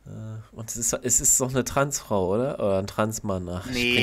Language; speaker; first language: German; native; German